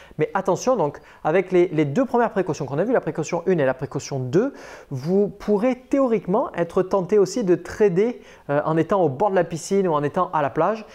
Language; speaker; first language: French; native; French